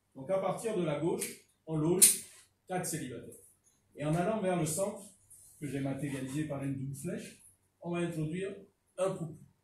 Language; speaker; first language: French; non-native, local second language; Fon